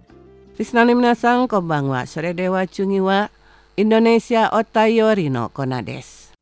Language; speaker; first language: Japanese; non-native, fluent; Indonesian